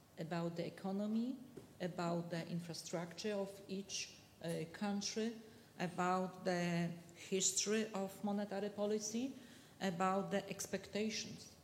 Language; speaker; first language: English; non-native, fluent; Polish